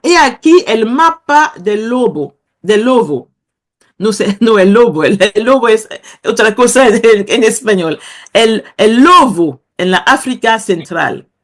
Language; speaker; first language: Spanish; non-native, fluent; Kongo